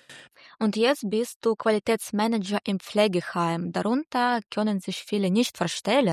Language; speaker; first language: German; native; German